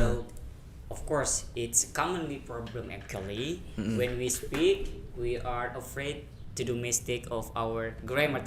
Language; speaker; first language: English; non-native, fluent; Indonesian